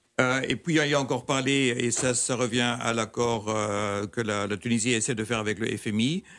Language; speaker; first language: French; non-native, fluent; German